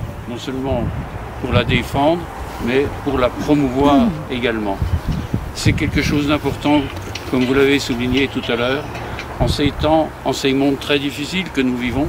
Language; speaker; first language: French; native; French